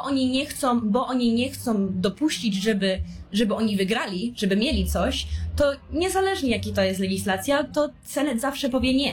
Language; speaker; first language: Polish; early bilingual, heritage; Polish